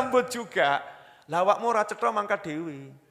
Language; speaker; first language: Indonesian; native; Indonesian